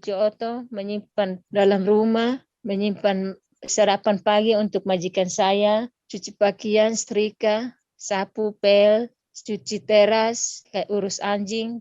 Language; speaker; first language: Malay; non-native, local second language; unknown